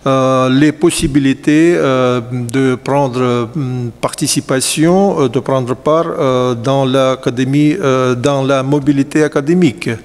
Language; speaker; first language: French; non-native, fluent; Russian